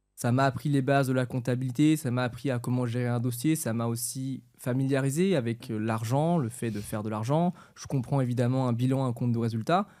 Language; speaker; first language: French; native; French